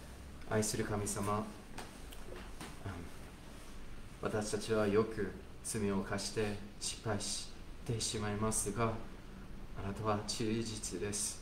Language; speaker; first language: Japanese; non-native, fluent; English